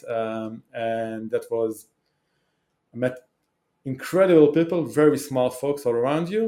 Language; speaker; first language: English; non-native, fluent; Hebrew